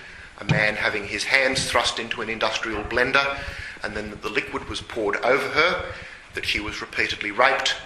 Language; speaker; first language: English; native; English